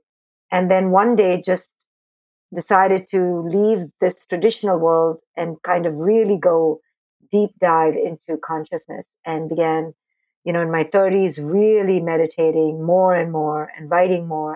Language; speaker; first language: English; non-native, local second language; Hindi